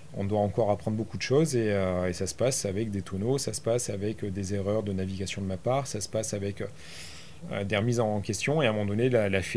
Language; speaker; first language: French; native; French